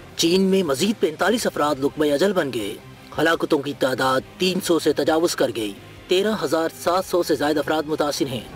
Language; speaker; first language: Urdu; native; Urdu